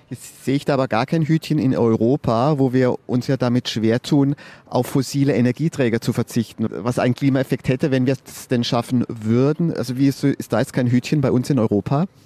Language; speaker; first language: German; native; German